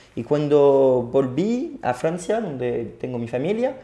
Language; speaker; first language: Spanish; non-native, fluent; French